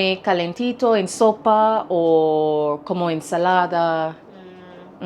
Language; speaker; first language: Spanish; non-native, learner; English